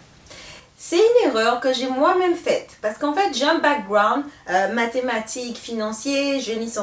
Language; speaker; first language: French; native; French